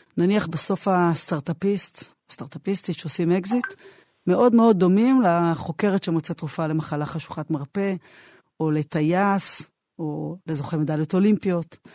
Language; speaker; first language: Hebrew; native; Hebrew